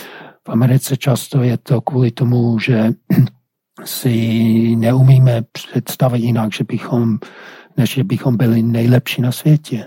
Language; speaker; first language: Czech; non-native, fluent; English